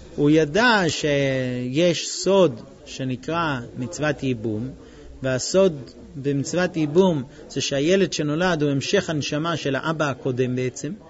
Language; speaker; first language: Hebrew; non-native, fluent; English